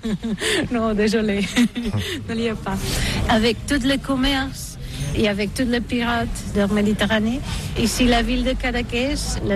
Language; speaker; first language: French; non-native, learner; Catalan